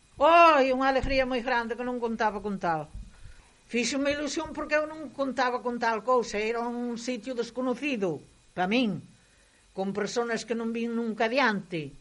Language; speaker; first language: Galician; native; Galician